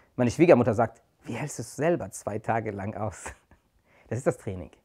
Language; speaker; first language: German; non-native, fluent; Persian